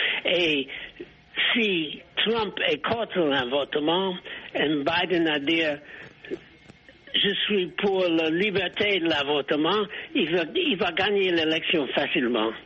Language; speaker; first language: French; non-native, fluent; English